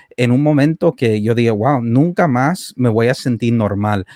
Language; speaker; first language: Spanish; early bilingual, heritage; Spanish